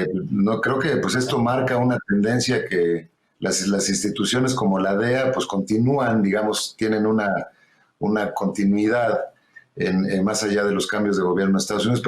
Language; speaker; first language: Spanish; native; Spanish